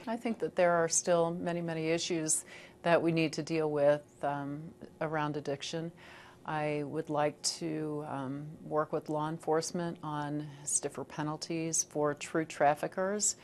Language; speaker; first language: English; native; English